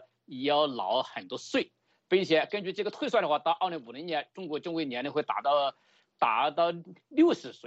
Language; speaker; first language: Chinese; native; Chinese